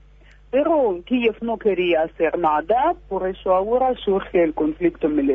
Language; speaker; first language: Spanish; non-native, fluent; Russian